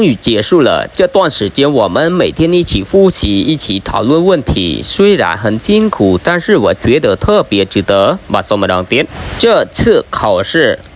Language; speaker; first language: Chinese; non-native, fluent; Khmer